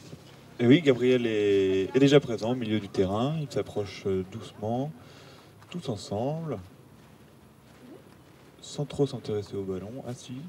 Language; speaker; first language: French; native; French